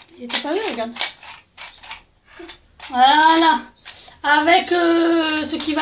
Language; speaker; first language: French; native; French